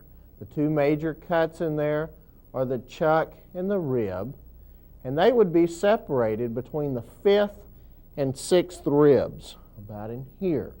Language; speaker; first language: English; native; English